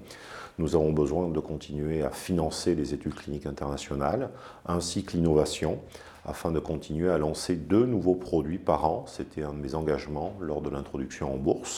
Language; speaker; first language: French; native; French